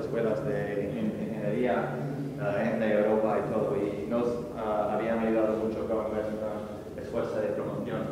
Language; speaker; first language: Spanish; non-native, learner; English